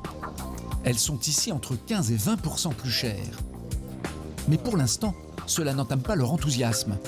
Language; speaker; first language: French; native; French